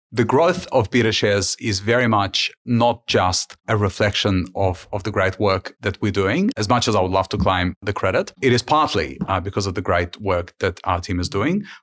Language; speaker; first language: English; early bilingual, other home language; Ukrainian